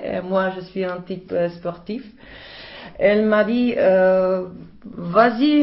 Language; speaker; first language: French; non-native, learner; Czech